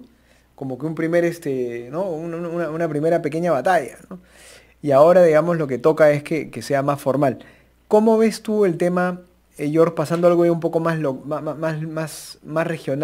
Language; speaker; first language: Spanish; native; Spanish